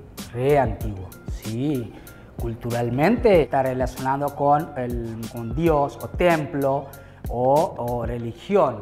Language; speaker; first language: Spanish; non-native, learner; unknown